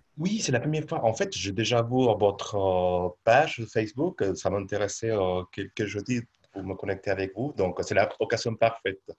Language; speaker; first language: French; non-native, learner; Spanish